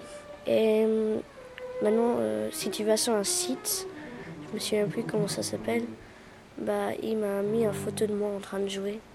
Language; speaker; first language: French; early bilingual, other home language; Spanish